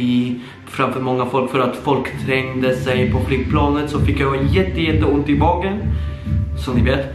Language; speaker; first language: Swedish; early bilingual, other home language; Polish